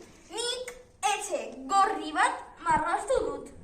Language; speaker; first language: Basque; non-native, learner; Spanish